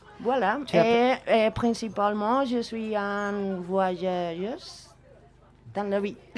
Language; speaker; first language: French; non-native, learner; Spanish